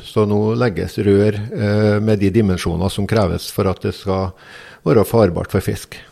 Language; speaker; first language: Norwegian; native; Norwegian